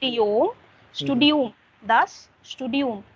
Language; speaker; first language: German; non-native, fluent; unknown